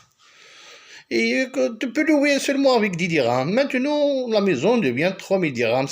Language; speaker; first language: French; non-native, local second language; Arabic